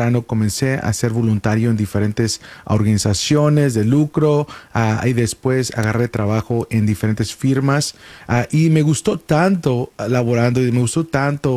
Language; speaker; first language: Spanish; early bilingual, heritage; Spanish